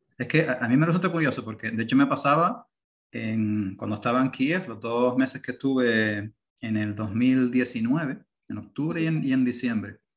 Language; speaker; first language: Spanish; native; Spanish